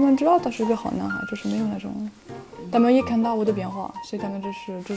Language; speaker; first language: Chinese; non-native, fluent; French